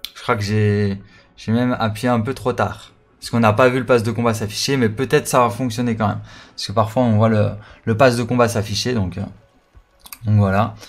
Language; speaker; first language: French; native; French